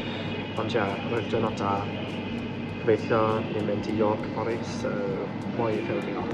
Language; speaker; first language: Welsh; non-native, learner; English